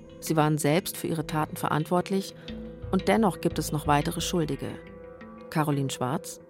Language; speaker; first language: German; native; German